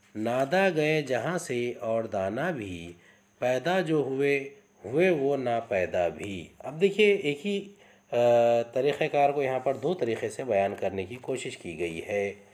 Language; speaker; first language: Urdu; native; Urdu